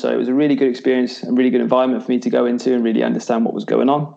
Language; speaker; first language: English; native; English